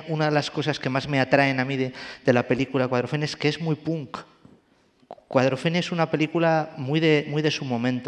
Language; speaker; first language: Spanish; native; Spanish